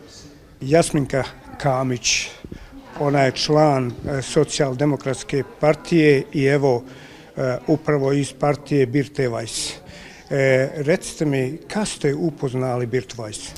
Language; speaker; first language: Bosnian; native; Bosnian